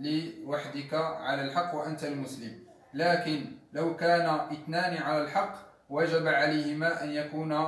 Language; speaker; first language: Arabic; native; Arabic